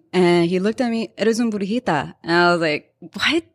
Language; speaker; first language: English; early bilingual, other home language; Spanish